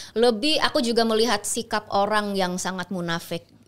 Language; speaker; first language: Indonesian; early bilingual, heritage; Indonesian